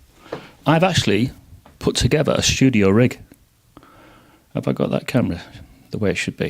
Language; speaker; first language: English; native; English